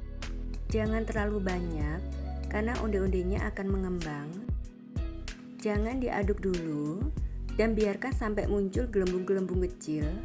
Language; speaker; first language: Indonesian; native; Indonesian